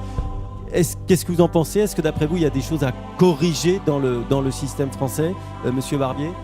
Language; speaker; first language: French; native; French